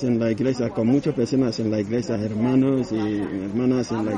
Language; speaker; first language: Spanish; non-native, learner; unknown